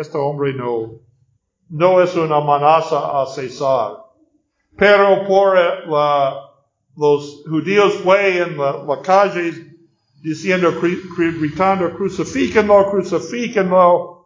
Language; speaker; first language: Spanish; non-native, learner; English